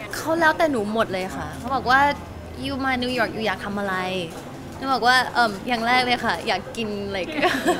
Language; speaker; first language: Thai; non-native, local second language; English